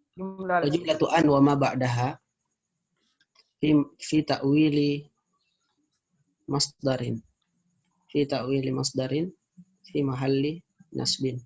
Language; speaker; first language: Arabic; non-native, learner; Indonesian